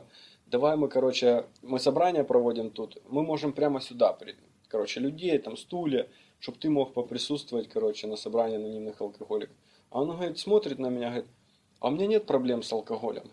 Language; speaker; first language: Russian; native; Russian